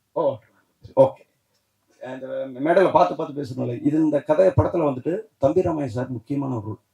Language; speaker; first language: Tamil; native; Tamil